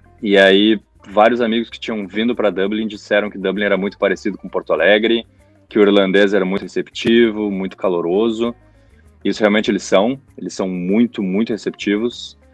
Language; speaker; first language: Portuguese; native; Portuguese